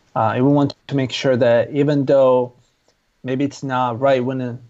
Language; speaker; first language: English; non-native, fluent; Italian